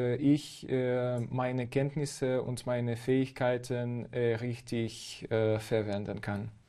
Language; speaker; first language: German; non-native, fluent; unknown